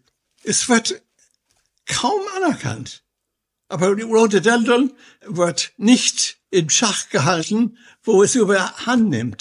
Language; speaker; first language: German; non-native, fluent; English